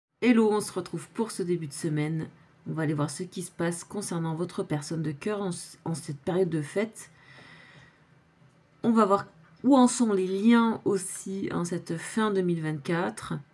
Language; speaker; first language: French; native; French